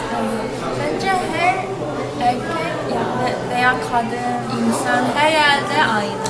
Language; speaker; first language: Turkish; non-native, learner; Korean